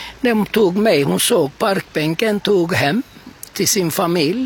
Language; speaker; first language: Swedish; non-native, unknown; Turkish